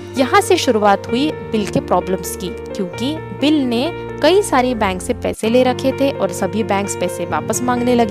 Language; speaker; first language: Hindi; native; Hindi